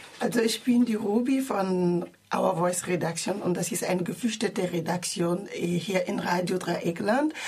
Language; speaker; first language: German; non-native, learner; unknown